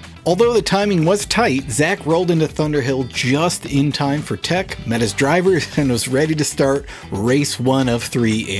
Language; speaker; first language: English; native; English